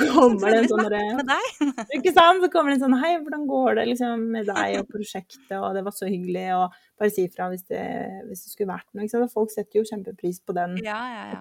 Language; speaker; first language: Norwegian; early bilingual, heritage; Norwegian